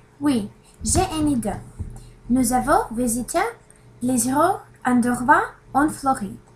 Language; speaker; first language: French; non-native, learner; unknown